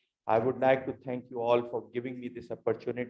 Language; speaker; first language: English; non-native, local second language; Urdu